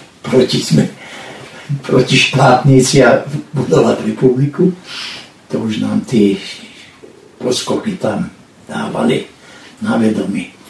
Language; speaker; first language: Slovak; non-native, local second language; Hungarian